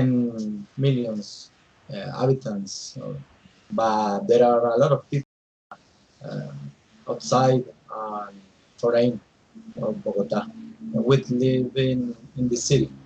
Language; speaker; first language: English; non-native, learner; Spanish